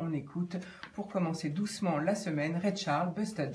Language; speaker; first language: French; native; French